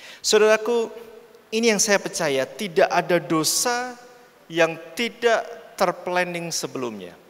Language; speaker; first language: Indonesian; native; Indonesian